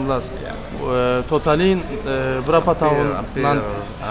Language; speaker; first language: Indonesian; non-native, learner; Turkish